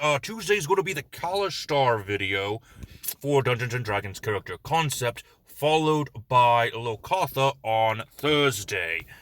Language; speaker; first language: English; native; English